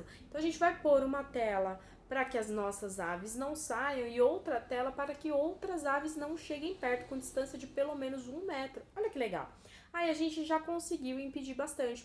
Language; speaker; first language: Portuguese; native; Portuguese